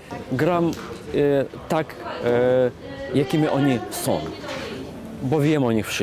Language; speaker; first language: Polish; non-native, fluent; Ukrainian